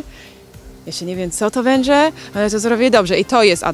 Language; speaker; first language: Polish; non-native, learner; English